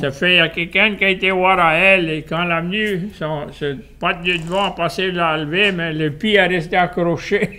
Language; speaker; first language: French; early bilingual, heritage; French